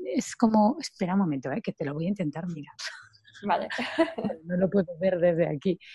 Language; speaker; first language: Spanish; native; Spanish